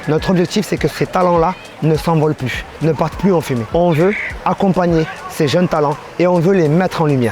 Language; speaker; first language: French; native; French